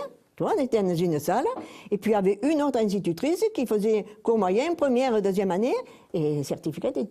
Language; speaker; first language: French; native; French